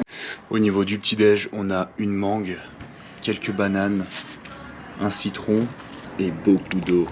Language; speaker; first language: French; native; French